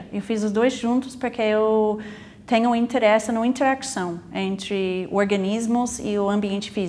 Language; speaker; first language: Portuguese; non-native, fluent; English